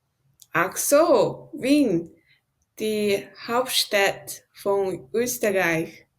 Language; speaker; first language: German; non-native, learner; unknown